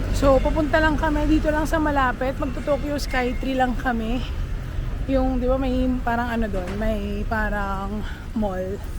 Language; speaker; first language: Filipino; native; Filipino